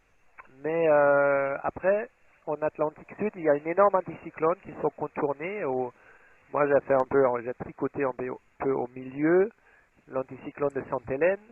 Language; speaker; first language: French; non-native, fluent; German